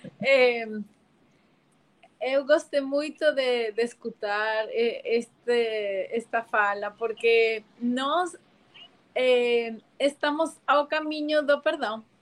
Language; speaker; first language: Portuguese; non-native, learner; Spanish